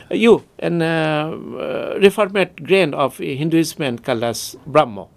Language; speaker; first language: Swedish; non-native, fluent; Bangla